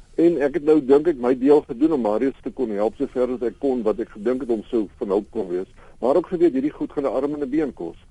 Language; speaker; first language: Afrikaans; native; Afrikaans